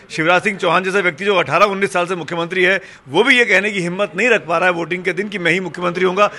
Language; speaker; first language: Hindi; native; Hindi